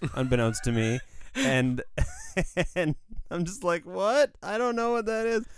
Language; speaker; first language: English; early bilingual, other home language; Spanish